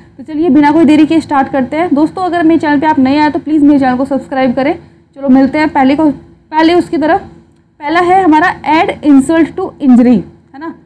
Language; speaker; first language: Hindi; native; Hindi